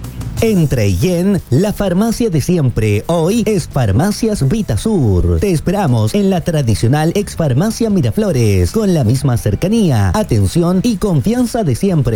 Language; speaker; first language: Spanish; native; Spanish